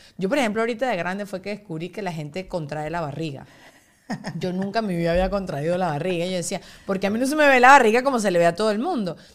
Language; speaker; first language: Spanish; native; Spanish